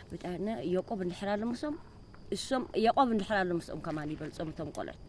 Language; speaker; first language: Tigrinya; native; Tigrinya